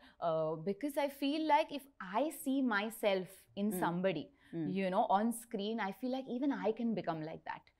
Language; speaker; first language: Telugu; non-native, learner; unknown